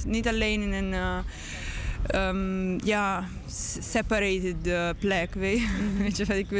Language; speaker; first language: Dutch; non-native, learner; English